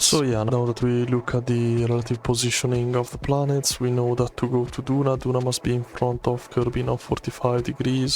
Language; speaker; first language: English; non-native, fluent; Italian